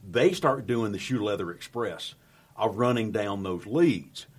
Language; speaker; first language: English; native; English